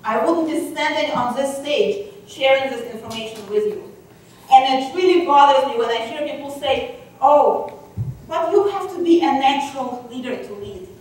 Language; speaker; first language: English; non-native, fluent; Russian